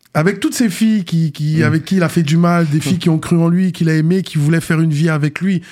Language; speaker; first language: French; native; French